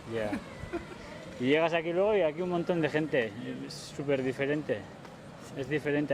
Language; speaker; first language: Spanish; non-native, local second language; Basque